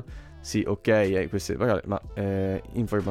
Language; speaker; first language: Italian; native; Italian